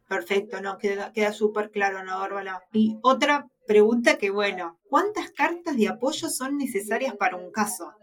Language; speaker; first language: Spanish; native; Spanish